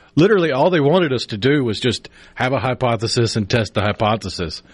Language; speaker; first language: English; native; English